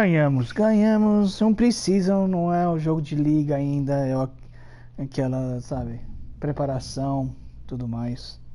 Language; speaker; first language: Portuguese; early bilingual, heritage; Portuguese